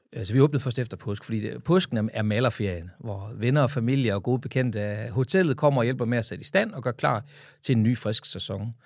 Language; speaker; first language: Danish; native; Danish